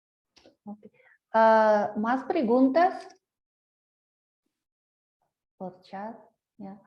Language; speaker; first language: Spanish; non-native, fluent; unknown